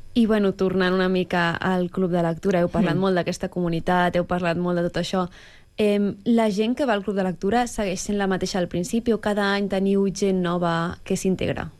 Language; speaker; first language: Catalan; native; Catalan